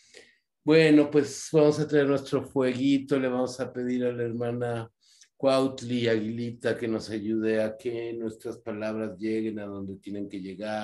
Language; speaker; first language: Spanish; native; Spanish